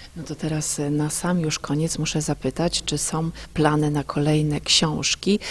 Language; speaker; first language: Polish; native; Polish